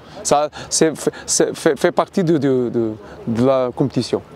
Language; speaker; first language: French; non-native, fluent; Portuguese